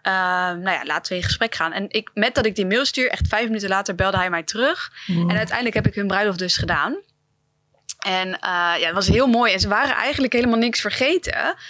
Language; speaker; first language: Dutch; native; Dutch